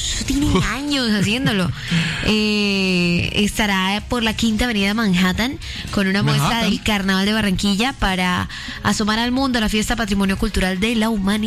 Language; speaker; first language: Spanish; native; Spanish